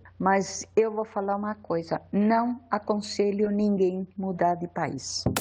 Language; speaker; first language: Portuguese; early bilingual, other home language; Spanish